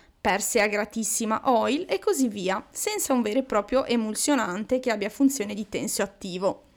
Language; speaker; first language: Italian; native; Italian